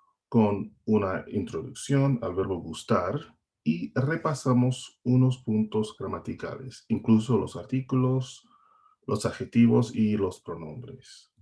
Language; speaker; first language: Spanish; non-native, fluent; English